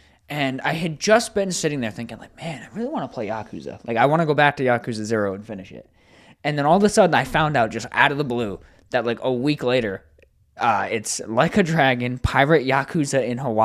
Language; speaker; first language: English; native; English